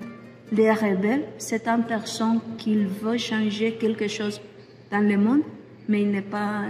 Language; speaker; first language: French; non-native, learner; Spanish